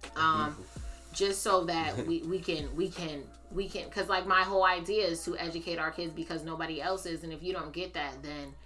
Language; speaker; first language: English; native; English